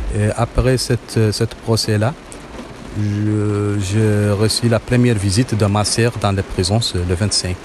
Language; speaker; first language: French; non-native, learner; Arabic